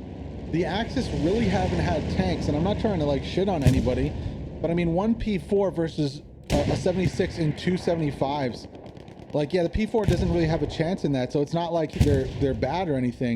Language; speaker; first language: English; native; English